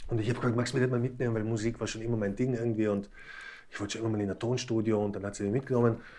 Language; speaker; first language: German; early bilingual, other home language; Slovak